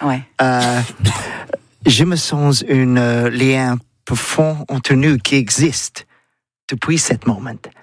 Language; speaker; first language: French; non-native, learner; English